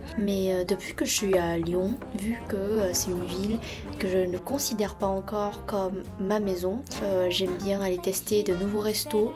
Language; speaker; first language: French; non-native, fluent; Vietnamese